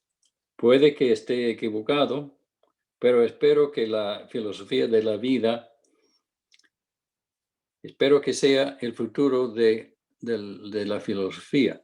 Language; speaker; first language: Spanish; non-native, fluent; English